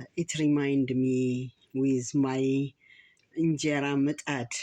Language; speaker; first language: English; non-native, learner; Amharic